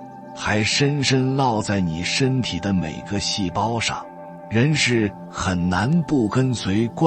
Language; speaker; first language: Chinese; native; Chinese